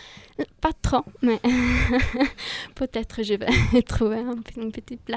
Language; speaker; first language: French; non-native, fluent; Italian